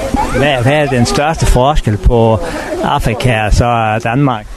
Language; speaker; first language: Danish; native; Danish